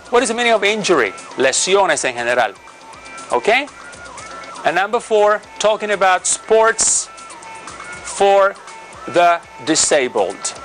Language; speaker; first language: English; non-native, fluent; Spanish